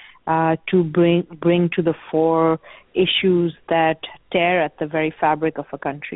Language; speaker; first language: English; non-native, local second language; Urdu